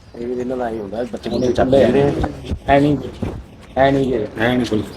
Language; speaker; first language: Punjabi; non-native, local second language; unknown